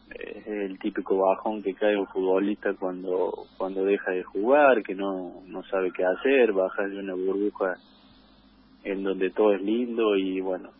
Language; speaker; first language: Spanish; native; Spanish